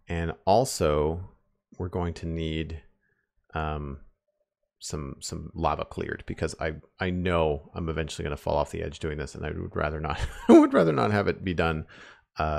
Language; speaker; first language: English; native; English